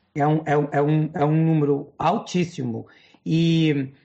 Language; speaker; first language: Portuguese; non-native, fluent; English